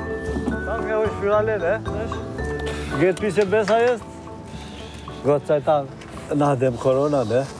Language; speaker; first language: German; non-native, learner; Albanian